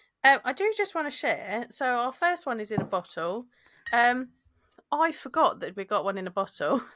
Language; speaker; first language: English; native; English